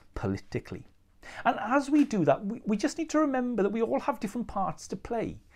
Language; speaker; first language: English; native; English